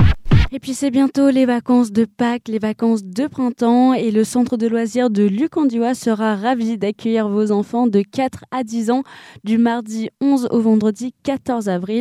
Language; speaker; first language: French; native; French